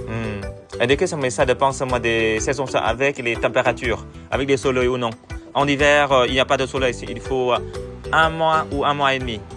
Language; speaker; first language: French; non-native, fluent; Vietnamese